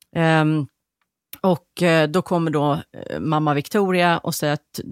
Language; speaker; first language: Swedish; native; Swedish